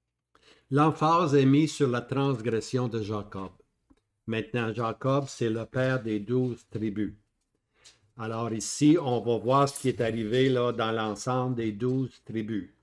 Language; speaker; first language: French; native; French